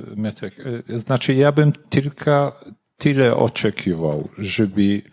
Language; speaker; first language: Polish; non-native, fluent; Kurdish